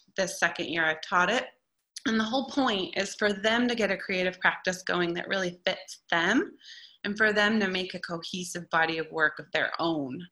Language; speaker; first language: English; native; English